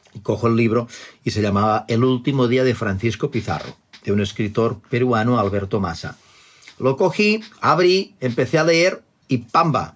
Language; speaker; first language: Spanish; non-native, local second language; Catalan